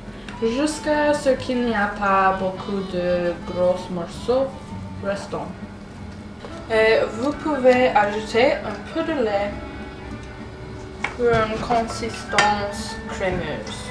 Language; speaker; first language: French; non-native, learner; English